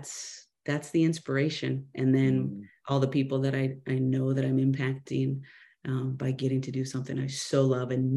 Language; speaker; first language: English; native; English